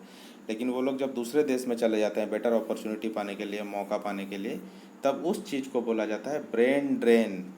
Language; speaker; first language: Hindi; native; Hindi